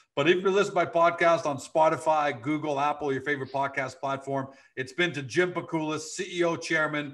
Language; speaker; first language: English; native; English